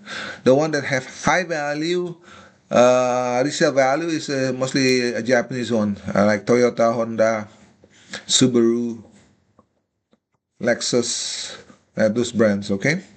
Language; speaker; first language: English; non-native, fluent; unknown